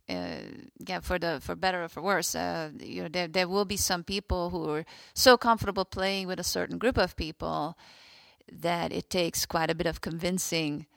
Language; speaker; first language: English; non-native, fluent; Hungarian